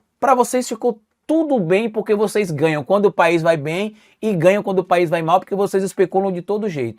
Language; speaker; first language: Portuguese; native; Portuguese